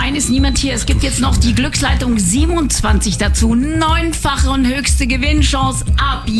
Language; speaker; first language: German; native; German